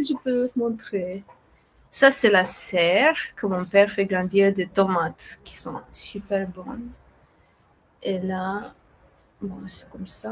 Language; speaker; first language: French; non-native, fluent; Romanian